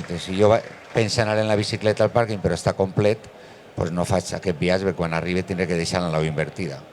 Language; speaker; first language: Catalan; non-native, local second language; Spanish